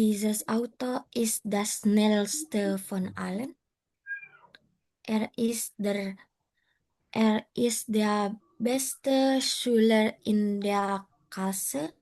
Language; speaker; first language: German; non-native, learner; Indonesian